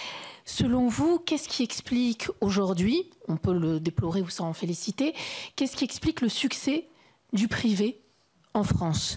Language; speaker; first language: French; native; French